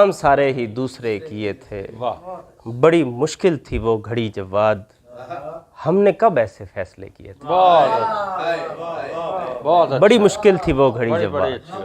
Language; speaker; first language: Urdu; native; Urdu